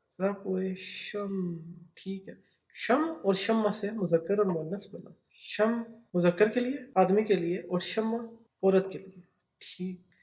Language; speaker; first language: Urdu; native; Urdu